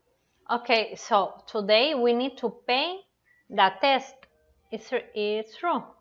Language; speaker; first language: English; non-native, learner; Spanish